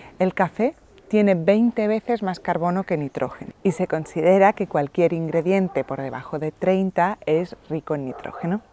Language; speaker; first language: Spanish; native; Spanish